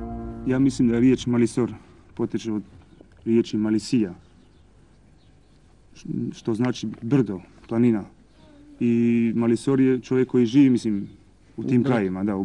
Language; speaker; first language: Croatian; non-native, local second language; Albanian